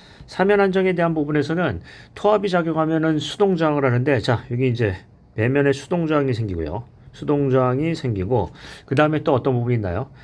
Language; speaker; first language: Korean; native; Korean